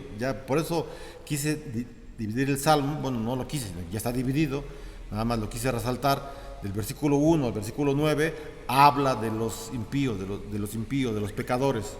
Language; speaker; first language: Spanish; native; Spanish